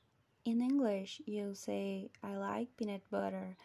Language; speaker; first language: English; non-native, fluent; Portuguese